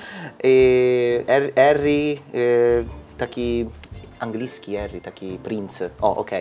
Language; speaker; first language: Polish; non-native, learner; Italian